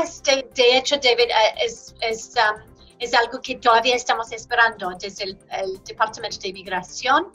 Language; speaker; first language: Spanish; non-native, fluent; English